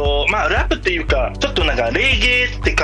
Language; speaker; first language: Japanese; non-native, fluent; English